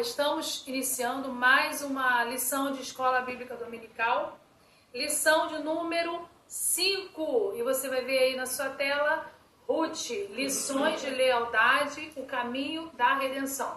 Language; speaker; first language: Portuguese; native; Portuguese